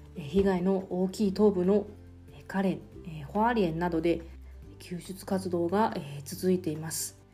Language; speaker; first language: Japanese; non-native, fluent; Chinese